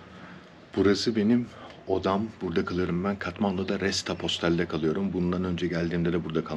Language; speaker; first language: Turkish; native; Turkish